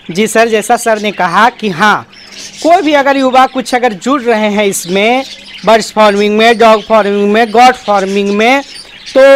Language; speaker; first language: Hindi; native; Hindi